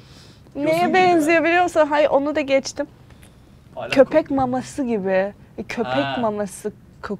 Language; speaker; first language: Turkish; early bilingual, heritage; Turkish